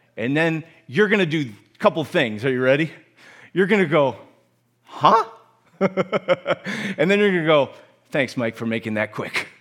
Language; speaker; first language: English; native; English